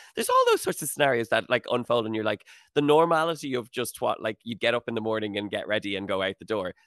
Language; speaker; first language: English; native; English